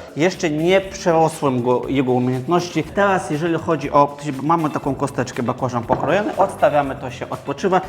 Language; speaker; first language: Polish; non-native, fluent; Georgian